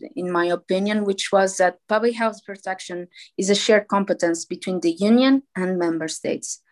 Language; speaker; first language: English; non-native, fluent; Portuguese